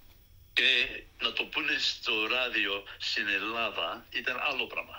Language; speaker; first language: Greek; early bilingual, heritage; Greek